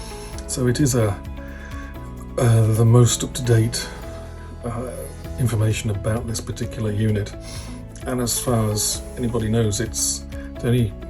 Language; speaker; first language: English; native; English